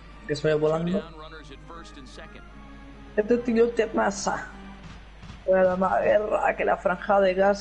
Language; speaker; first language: Spanish; native; Spanish